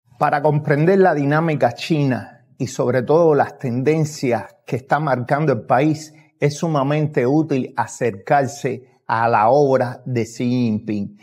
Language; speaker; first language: Spanish; native; Spanish